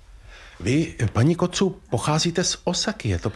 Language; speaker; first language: Czech; native; Czech